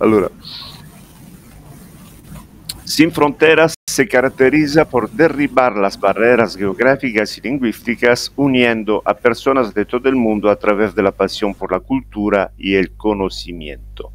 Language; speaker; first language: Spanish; non-native, fluent; Italian